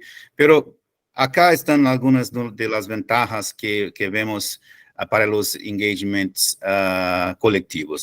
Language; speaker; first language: Spanish; non-native, fluent; Portuguese